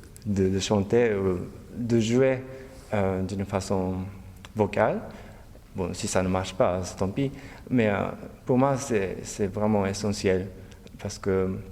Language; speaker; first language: French; non-native, fluent; Japanese